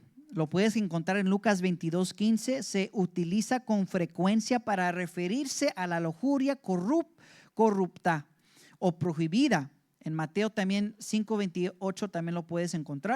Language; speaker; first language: Spanish; early bilingual, heritage; English